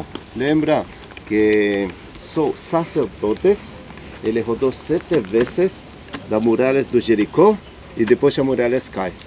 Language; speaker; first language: Portuguese; non-native, learner; Hebrew